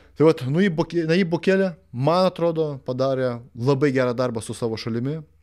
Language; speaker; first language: Lithuanian; non-native, local second language; Russian